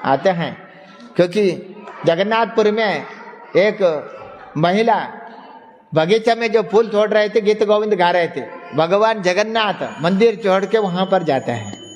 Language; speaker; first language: Hindi; non-native, local second language; Kannada